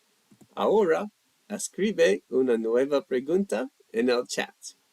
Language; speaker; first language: Spanish; non-native, learner; English